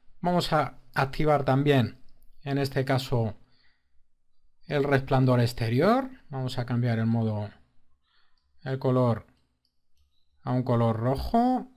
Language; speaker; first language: Spanish; native; Spanish